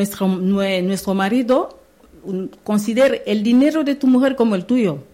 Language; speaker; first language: Spanish; non-native, learner; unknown